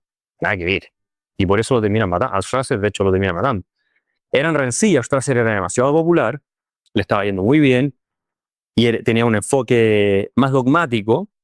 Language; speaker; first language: Spanish; native; Spanish